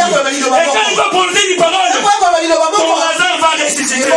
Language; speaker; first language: French; non-native, local second language; Lingala